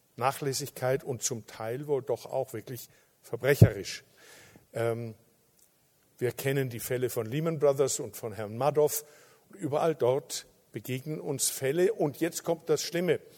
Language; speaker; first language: German; native; German